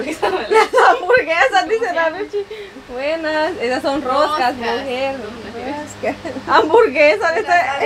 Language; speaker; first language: Spanish; native; Spanish